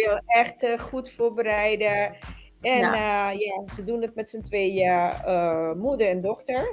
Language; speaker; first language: Dutch; non-native, local second language; Papiamento